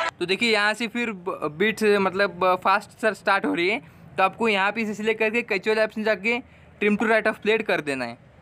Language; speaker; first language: Hindi; non-native, local second language; Marathi